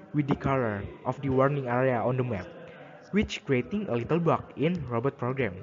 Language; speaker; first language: English; non-native, learner; Indonesian